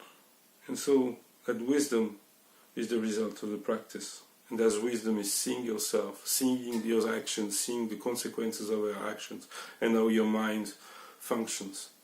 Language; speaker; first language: English; non-native, fluent; French